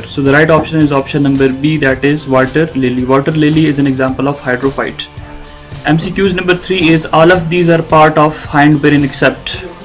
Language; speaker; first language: English; non-native, local second language; Hindi